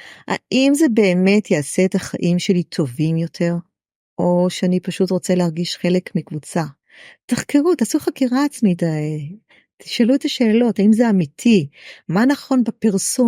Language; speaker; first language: Hebrew; native; Hebrew